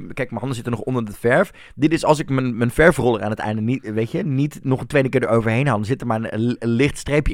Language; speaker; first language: Dutch; native; Dutch